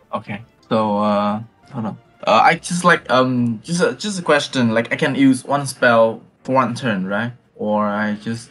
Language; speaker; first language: English; non-native, learner; Vietnamese